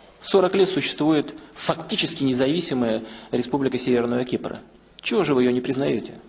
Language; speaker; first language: Russian; native; Russian